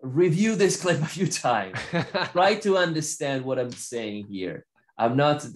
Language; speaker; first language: English; non-native, fluent; Italian